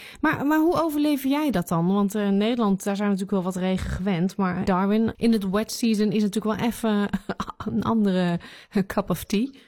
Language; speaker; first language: Dutch; native; Dutch